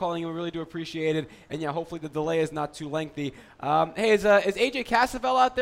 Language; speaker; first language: English; native; English